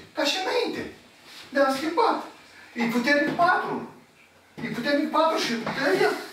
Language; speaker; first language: Romanian; native; Romanian